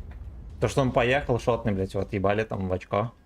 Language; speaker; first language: Russian; native; Russian